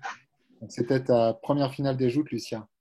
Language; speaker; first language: French; native; French